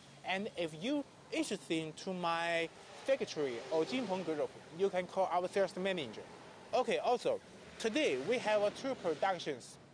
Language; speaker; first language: English; non-native, learner; Chinese